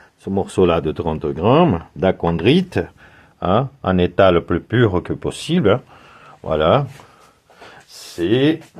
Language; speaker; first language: French; non-native, fluent; Portuguese